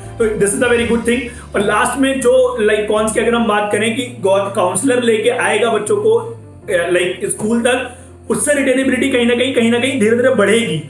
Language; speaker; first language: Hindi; native; Hindi